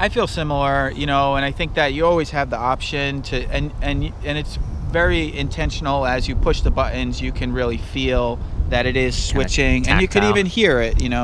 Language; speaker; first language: English; native; English